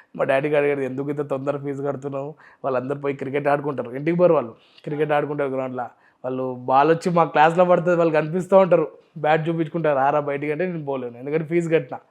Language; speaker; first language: Telugu; non-native, local second language; Urdu